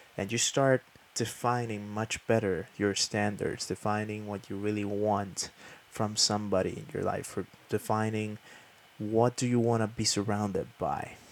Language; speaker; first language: English; non-native, fluent; Spanish